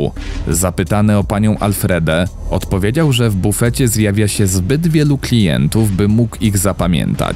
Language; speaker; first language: Polish; native; Polish